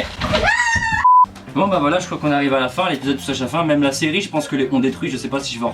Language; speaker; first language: French; native; French